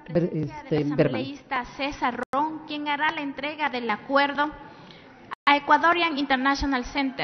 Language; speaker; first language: Spanish; native; Spanish